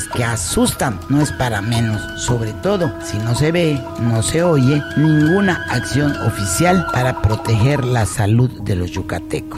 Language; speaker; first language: Spanish; native; Spanish